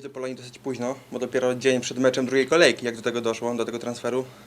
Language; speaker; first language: Polish; native; Polish